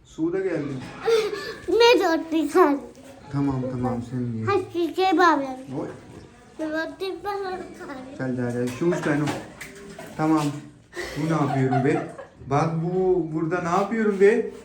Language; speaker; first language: Turkish; non-native, learner; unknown